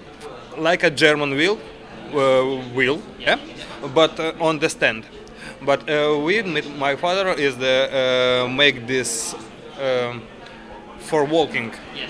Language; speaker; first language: English; non-native, learner; Ukrainian